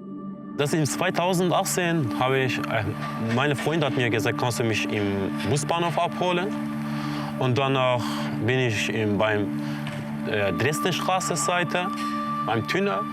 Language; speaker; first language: German; non-native, learner; Kurdish